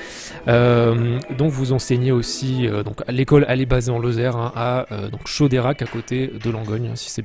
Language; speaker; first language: French; native; French